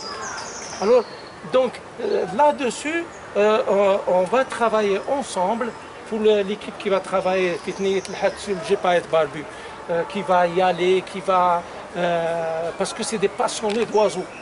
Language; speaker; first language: French; non-native, local second language; Arabic